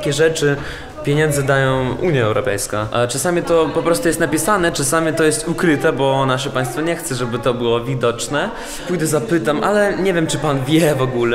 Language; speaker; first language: Polish; non-native, learner; Russian